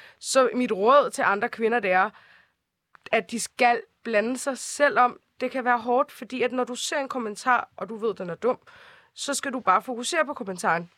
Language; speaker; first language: Danish; early bilingual, other home language; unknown